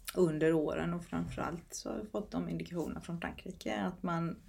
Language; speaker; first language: Swedish; native; Swedish